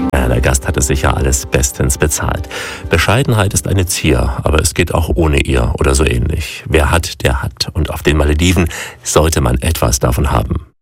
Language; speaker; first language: German; native; German